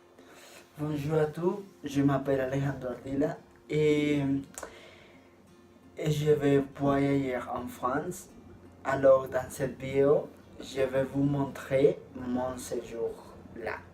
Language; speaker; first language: French; non-native, learner; Spanish